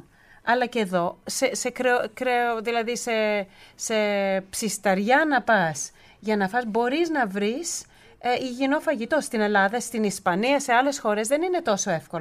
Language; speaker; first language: Greek; early bilingual, heritage; Greek